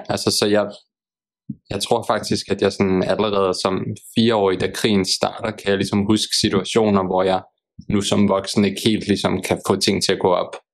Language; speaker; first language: Danish; early bilingual, other home language; Bosnian